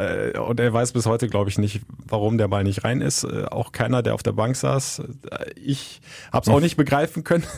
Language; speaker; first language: German; native; German